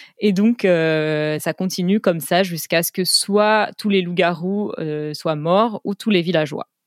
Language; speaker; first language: French; native; French